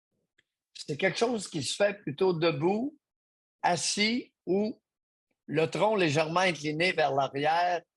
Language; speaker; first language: French; native; French